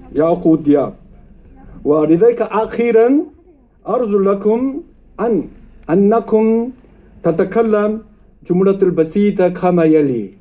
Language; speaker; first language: Arabic; non-native, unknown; Korean